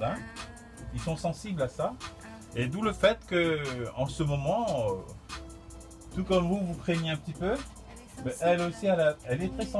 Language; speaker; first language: French; native; French